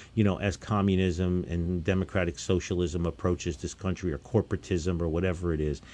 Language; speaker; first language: English; native; English